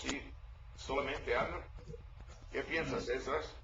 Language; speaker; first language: Spanish; non-native, learner; English